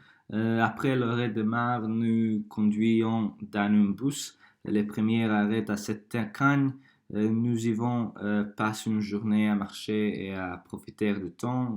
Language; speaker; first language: French; non-native, learner; Croatian